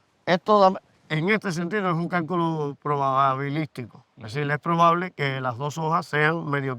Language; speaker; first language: Spanish; native; Spanish